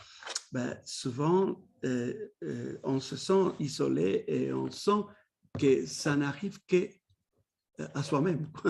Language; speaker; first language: French; non-native, fluent; Spanish